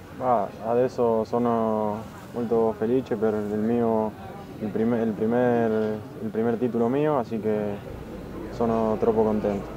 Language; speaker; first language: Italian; non-native, learner; Spanish